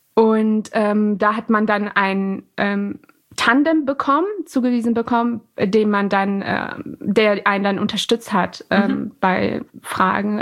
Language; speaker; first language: German; early bilingual, other home language; Persian